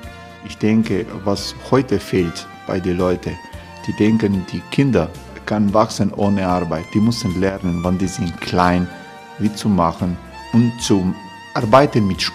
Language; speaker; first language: German; non-native, learner; Croatian